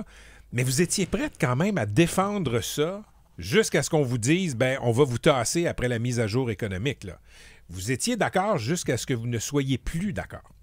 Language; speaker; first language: French; native; French